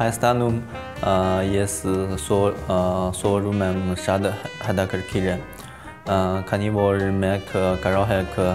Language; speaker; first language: Armenian; non-native, learner; Chinese